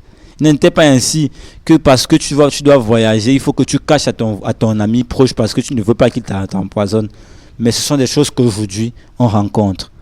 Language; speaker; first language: French; non-native, local second language; Lingala